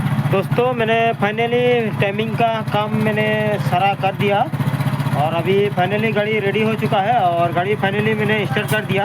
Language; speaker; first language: Hindi; non-native, local second language; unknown